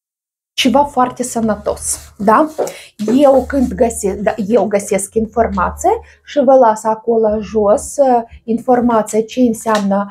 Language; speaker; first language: Romanian; non-native, learner; Russian